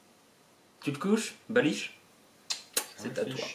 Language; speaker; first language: French; native; French